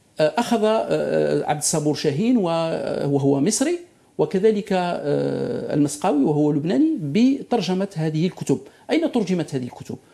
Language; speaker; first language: Arabic; native; Arabic